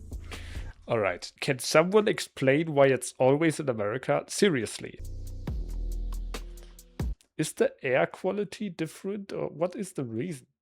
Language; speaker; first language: English; non-native, fluent; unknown